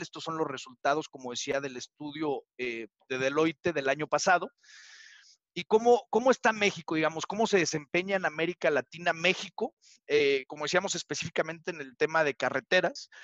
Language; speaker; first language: Spanish; native; Spanish